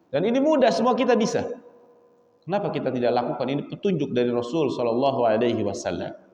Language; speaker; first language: Indonesian; native; Indonesian